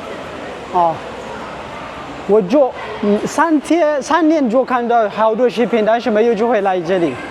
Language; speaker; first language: Chinese; non-native, learner; Amharic